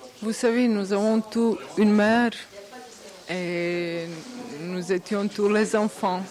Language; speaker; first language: French; non-native, learner; Bosnian